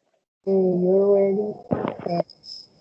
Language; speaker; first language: English; non-native, fluent; Spanish